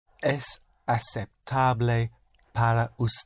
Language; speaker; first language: Spanish; non-native, learner; English